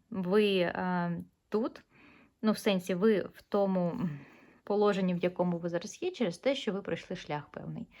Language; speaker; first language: Ukrainian; non-native, local second language; Russian